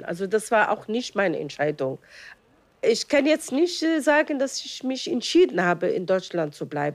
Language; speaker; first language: German; non-native, fluent; Arabic